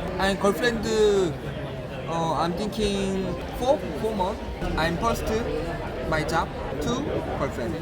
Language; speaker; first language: English; non-native, learner; Korean